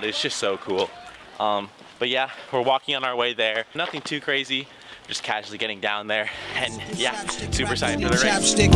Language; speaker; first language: English; native; English